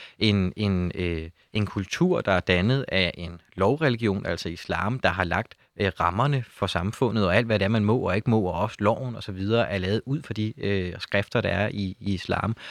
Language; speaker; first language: Danish; native; Danish